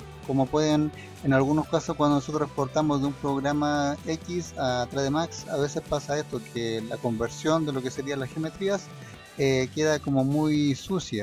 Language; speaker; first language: Spanish; native; Spanish